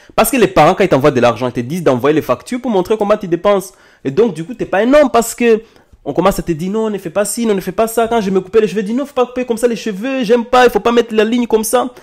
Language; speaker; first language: French; non-native, local second language; Lingala